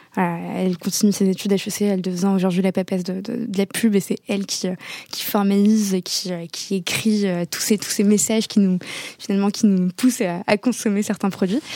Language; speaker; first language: French; native; French